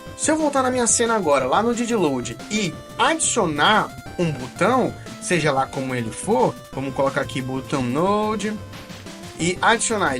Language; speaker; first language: Portuguese; native; Portuguese